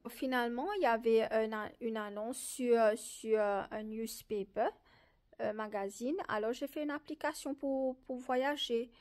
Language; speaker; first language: French; non-native, local second language; Morisyen